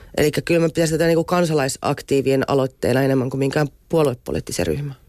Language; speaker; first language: Finnish; non-native, local second language; Swedish